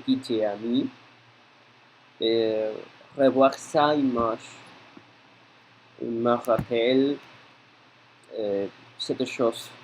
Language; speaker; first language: French; non-native, learner; Spanish